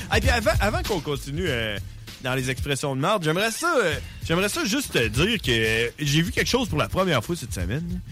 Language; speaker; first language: French; native; French